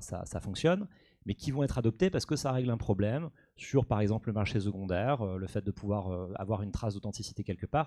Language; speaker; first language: French; native; French